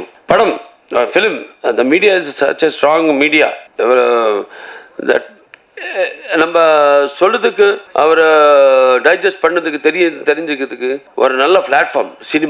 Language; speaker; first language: Tamil; non-native, local second language; Telugu